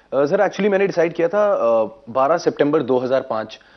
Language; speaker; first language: Hindi; native; Hindi